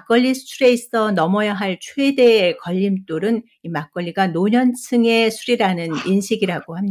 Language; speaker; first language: Korean; native; Korean